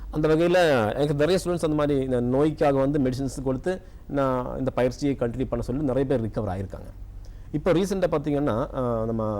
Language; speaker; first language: Tamil; non-native, local second language; Malayalam